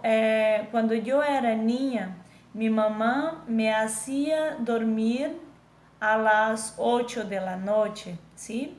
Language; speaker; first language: Spanish; non-native, fluent; Portuguese